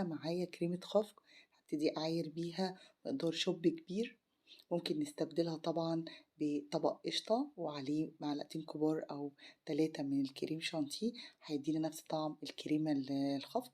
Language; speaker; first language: Arabic; native; Arabic